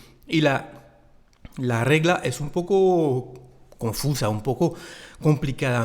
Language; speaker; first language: Spanish; non-native, fluent; French